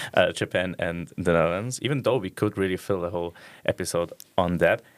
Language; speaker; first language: English; non-native, fluent; German